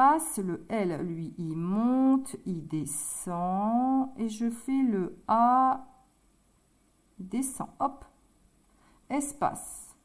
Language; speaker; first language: French; native; French